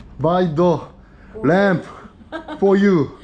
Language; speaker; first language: English; non-native, learner; Korean